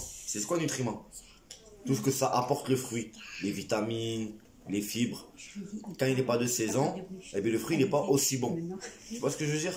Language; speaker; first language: French; native; French